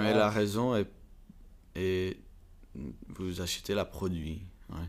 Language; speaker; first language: French; non-native, learner; Dutch